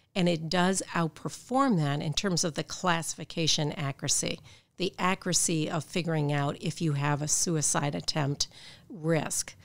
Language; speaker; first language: English; native; English